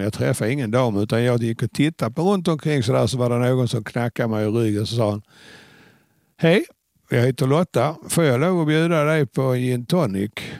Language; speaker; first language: Swedish; native; Swedish